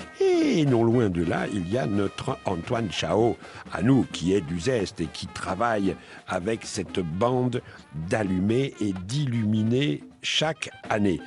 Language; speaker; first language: French; native; French